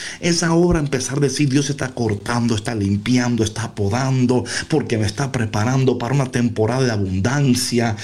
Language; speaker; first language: Spanish; early bilingual, heritage; Spanish